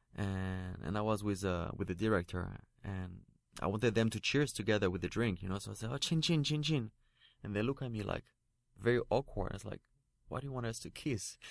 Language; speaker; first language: English; non-native, fluent; French